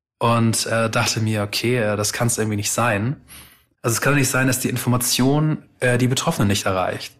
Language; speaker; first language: German; early bilingual, other home language; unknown